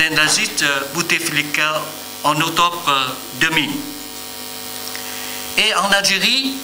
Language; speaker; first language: French; non-native, learner; Vietnamese